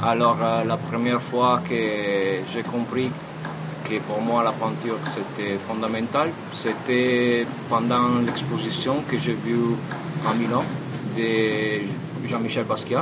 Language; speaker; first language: French; non-native, fluent; Italian